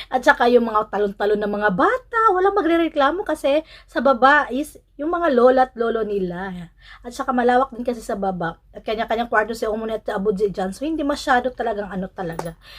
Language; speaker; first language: Filipino; native; Filipino